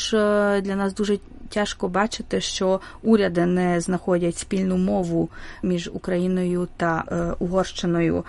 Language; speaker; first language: Ukrainian; early bilingual, heritage; Ukrainian